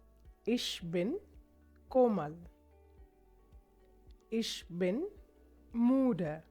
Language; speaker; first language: German; non-native, fluent; Hindi